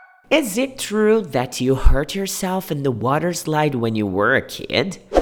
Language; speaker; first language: English; non-native, fluent; Portuguese